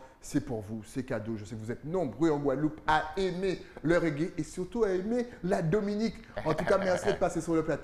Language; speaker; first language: French; native; French